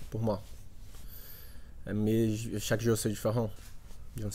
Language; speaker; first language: French; non-native, learner; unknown